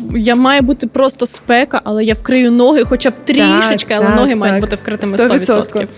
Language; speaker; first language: Ukrainian; native; Ukrainian